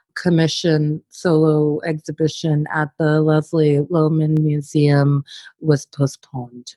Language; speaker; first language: English; native; English